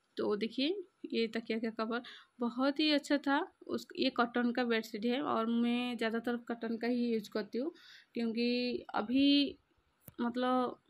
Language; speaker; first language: Hindi; non-native, local second language; Odia